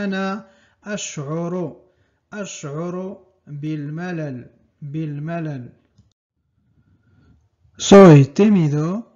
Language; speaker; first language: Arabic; non-native, fluent; Spanish